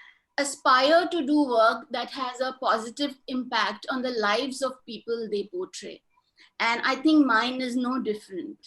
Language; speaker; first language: English; non-native, local second language; Hindi